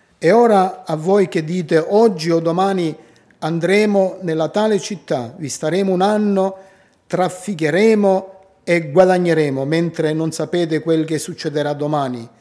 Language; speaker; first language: Italian; native; Italian